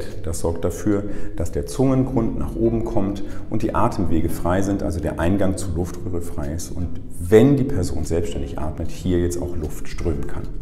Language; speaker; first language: German; native; German